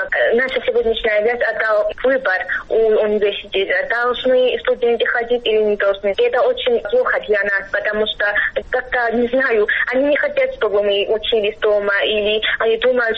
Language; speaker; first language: Russian; non-native, fluent; Georgian